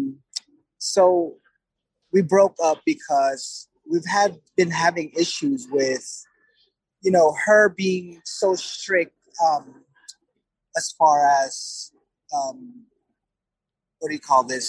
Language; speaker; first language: English; non-native, local second language; Filipino